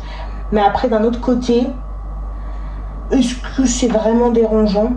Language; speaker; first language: French; native; French